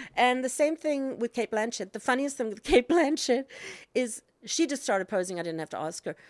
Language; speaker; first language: English; native; English